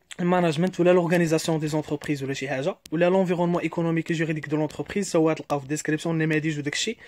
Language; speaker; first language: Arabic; native; Arabic